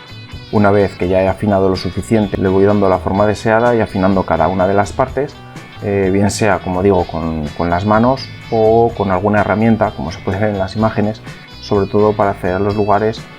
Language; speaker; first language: Spanish; native; Spanish